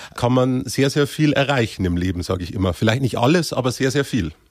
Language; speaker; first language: German; native; German